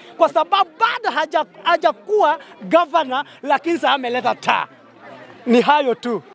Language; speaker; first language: Swahili; non-native, local second language; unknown